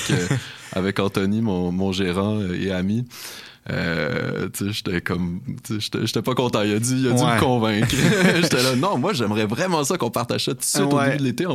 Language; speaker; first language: French; native; French